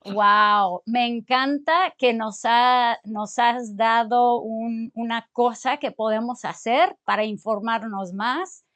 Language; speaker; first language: Spanish; early bilingual, other home language; English